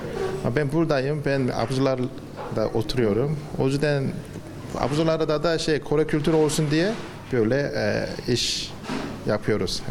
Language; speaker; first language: Turkish; non-native, fluent; Korean